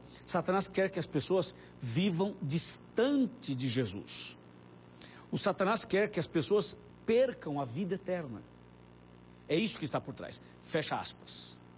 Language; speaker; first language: Portuguese; native; Portuguese